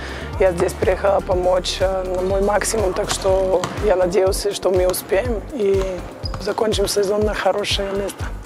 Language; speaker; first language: Russian; non-native, learner; Bulgarian